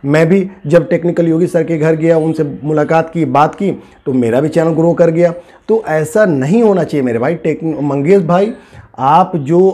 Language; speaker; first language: Hindi; native; Hindi